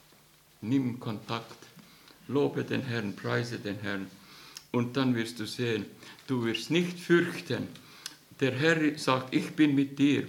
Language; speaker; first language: German; non-native, fluent; Estonian